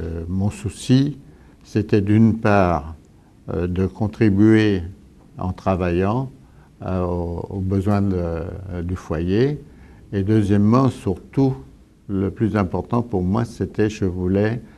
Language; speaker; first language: French; early bilingual, other home language; Italian